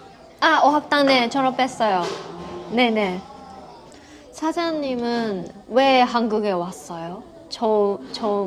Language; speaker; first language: Korean; non-native, learner; Japanese